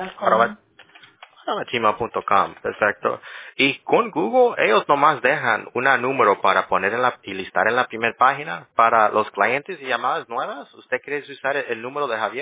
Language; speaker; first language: Spanish; early bilingual, heritage; English